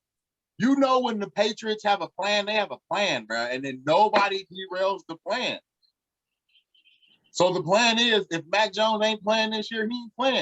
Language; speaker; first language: English; native; English